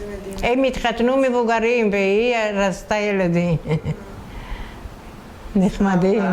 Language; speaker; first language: Hebrew; non-native, fluent; Italian